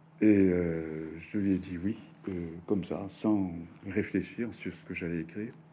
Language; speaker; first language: French; non-native, fluent; Japanese